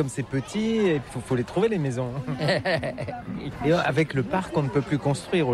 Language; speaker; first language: French; native; French